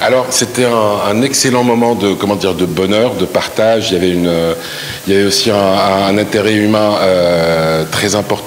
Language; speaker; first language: French; non-native, local second language; Arabic